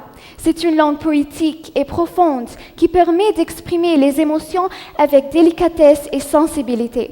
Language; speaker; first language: French; non-native, learner; Arabic